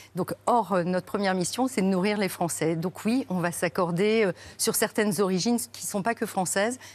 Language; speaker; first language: French; native; French